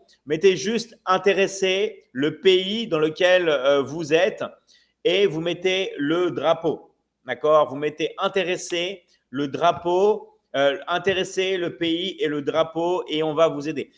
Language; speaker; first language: French; native; French